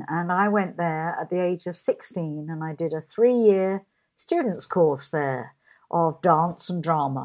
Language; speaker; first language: English; native; English